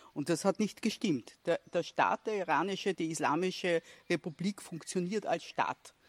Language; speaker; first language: German; native; German